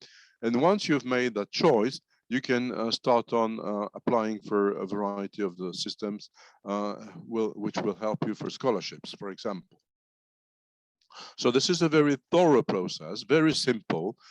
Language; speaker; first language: English; non-native, fluent; French